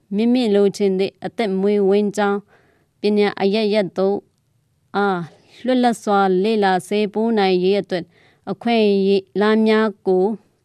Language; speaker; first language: Burmese; non-native, local second language; Tedim Chin